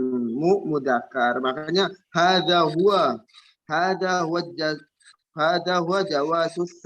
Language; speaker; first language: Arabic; non-native, fluent; Indonesian